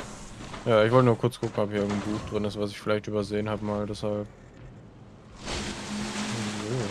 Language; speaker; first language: German; native; German